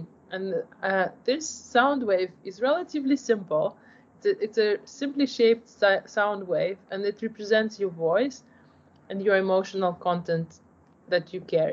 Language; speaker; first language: English; non-native, fluent; Polish